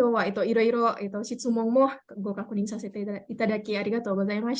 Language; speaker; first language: Japanese; non-native, fluent; Indonesian